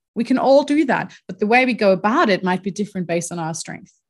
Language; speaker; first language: English; non-native, fluent; German